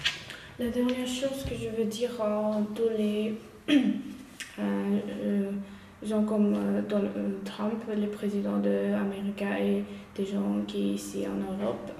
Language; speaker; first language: French; non-native, learner; Uyghur